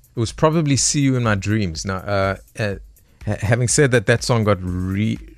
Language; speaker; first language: English; native; English